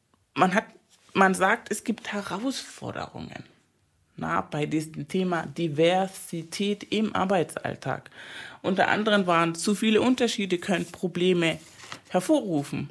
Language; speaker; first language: German; non-native, fluent; Spanish